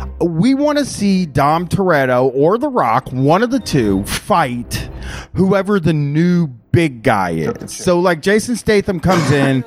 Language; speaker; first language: English; native; English